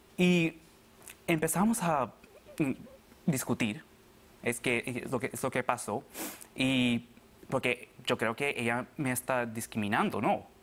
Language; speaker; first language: Spanish; early bilingual, other home language; Arabic